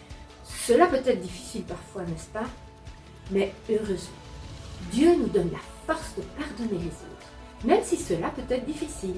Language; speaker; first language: French; native; French